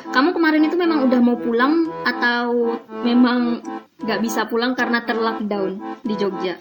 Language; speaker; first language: Indonesian; native; Indonesian